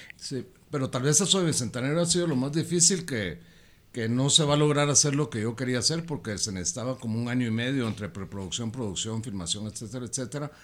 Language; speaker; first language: Spanish; native; Spanish